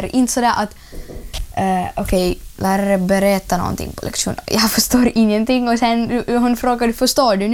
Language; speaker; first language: Swedish; non-native, learner; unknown